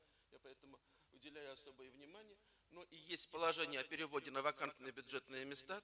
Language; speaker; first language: Russian; native; Russian